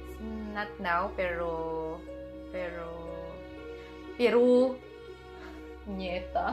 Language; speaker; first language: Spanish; non-native, learner; Filipino